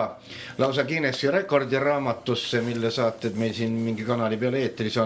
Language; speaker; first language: Estonian; native; Estonian